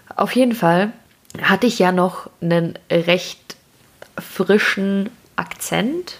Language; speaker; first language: German; early bilingual, other home language; Russian